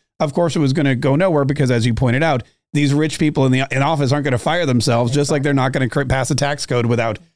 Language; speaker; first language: English; native; English